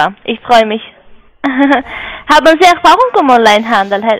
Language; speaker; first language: German; non-native, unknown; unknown